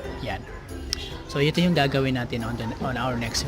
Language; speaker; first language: Filipino; native; Filipino